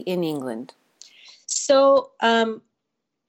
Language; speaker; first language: English; non-native, fluent; Japanese